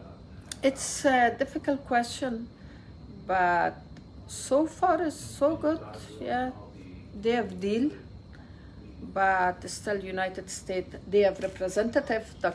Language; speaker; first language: English; non-native, learner; Persian